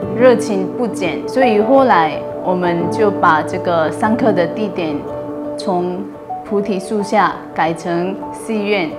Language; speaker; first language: Chinese; non-native, fluent; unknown